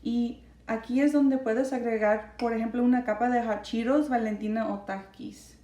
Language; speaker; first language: Spanish; early bilingual, heritage; Spanish